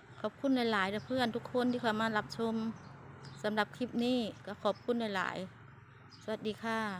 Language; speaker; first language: Thai; non-native, local second language; Lao